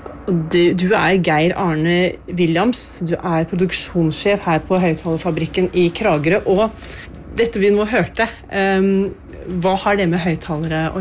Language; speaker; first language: Norwegian; native; Norwegian